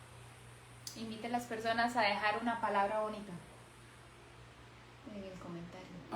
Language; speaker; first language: Spanish; non-native, learner; English